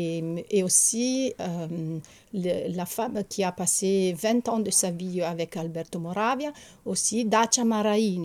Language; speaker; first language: French; non-native, fluent; Italian